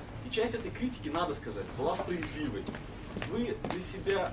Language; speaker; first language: Russian; native; Russian